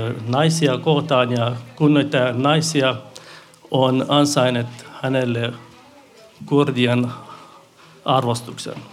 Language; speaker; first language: Finnish; non-native, fluent; Central Kurdish